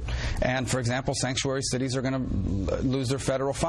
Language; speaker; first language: English; native; English